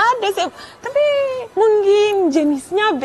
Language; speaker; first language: Indonesian; non-native, learner; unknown